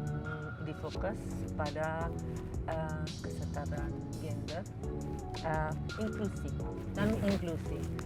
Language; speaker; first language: Indonesian; non-native, fluent; English